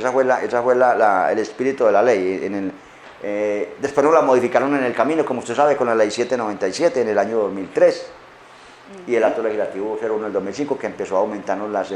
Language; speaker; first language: Spanish; native; Spanish